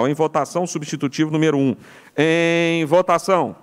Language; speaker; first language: Portuguese; native; Portuguese